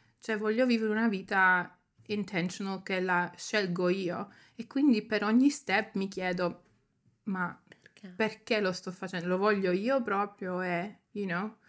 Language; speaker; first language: Italian; early bilingual, heritage; Italian